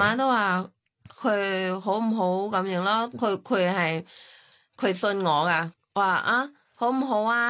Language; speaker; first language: Cantonese; non-native, learner; Thai